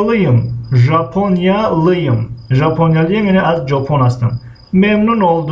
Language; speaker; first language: Turkish; non-native, fluent; Tajik